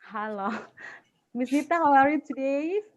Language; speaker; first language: English; non-native, fluent; Indonesian